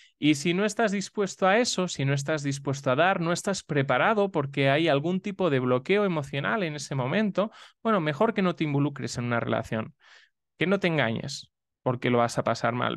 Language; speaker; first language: Spanish; native; Spanish